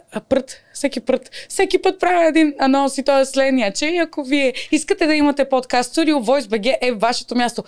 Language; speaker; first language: Bulgarian; native; Bulgarian